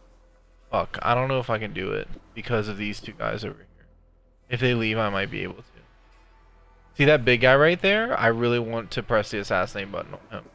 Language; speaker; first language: English; native; English